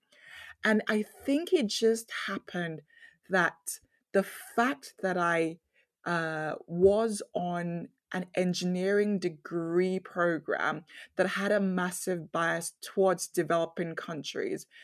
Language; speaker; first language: English; non-native, local second language; Yoruba